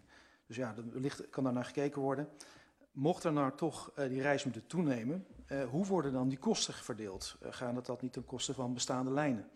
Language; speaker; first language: Dutch; native; Dutch